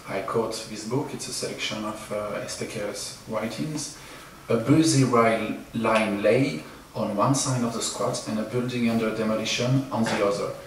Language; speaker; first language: English; non-native, fluent; French